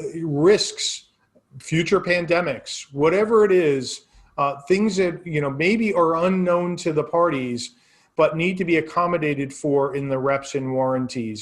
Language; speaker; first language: English; native; English